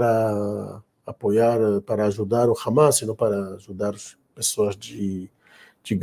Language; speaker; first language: Portuguese; non-native, fluent; Hebrew